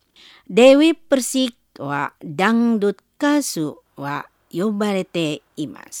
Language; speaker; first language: Japanese; non-native, learner; Indonesian